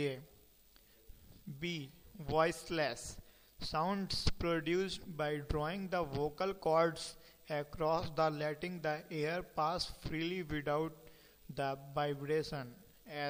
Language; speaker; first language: English; non-native, local second language; Hindi